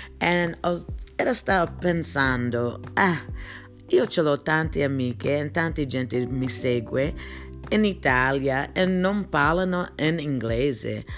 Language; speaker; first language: Italian; non-native, learner; English